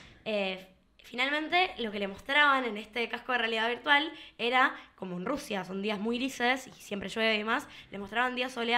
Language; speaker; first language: Spanish; native; Spanish